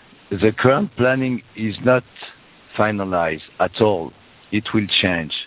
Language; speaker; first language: English; non-native, fluent; French